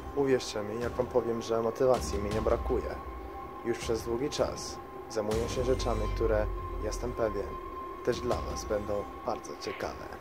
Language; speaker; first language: Polish; non-native, fluent; Croatian